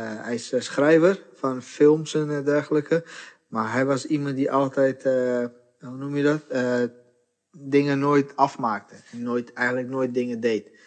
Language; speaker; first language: Dutch; early bilingual, other home language; Portuguese